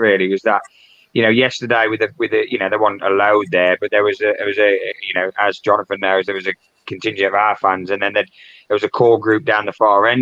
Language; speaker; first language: English; native; English